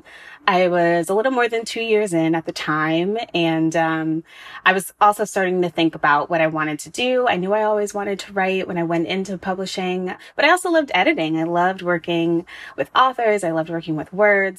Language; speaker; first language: English; native; English